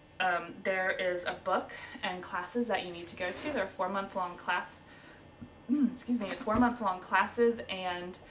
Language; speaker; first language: English; native; English